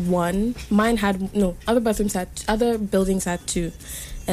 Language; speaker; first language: English; non-native, local second language; Akan